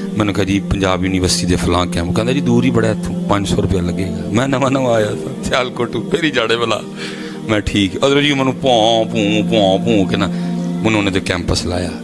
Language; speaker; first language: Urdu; non-native, local second language; Punjabi